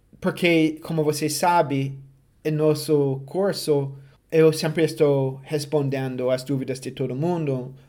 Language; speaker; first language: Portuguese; non-native, fluent; English